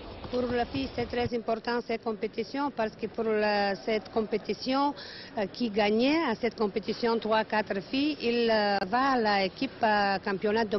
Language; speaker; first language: French; non-native, learner; Bulgarian